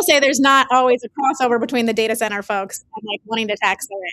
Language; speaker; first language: English; native; English